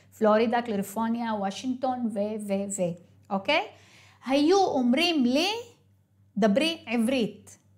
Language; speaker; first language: Hebrew; non-native, local second language; Arabic